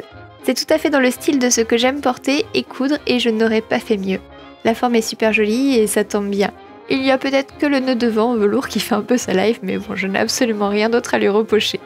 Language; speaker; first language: French; native; French